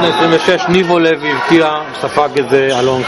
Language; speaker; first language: Hebrew; native; Hebrew